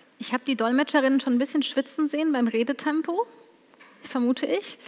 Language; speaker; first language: German; native; German